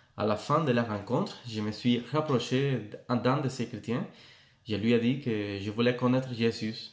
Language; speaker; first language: French; non-native, fluent; Spanish